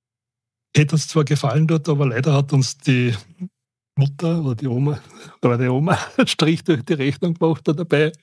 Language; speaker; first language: German; native; German